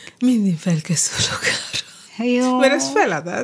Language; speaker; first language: Hungarian; non-native, fluent; Spanish